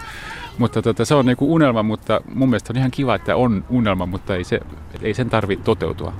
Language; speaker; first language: Finnish; native; Finnish